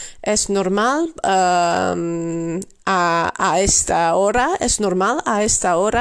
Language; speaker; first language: Spanish; non-native, fluent; Dutch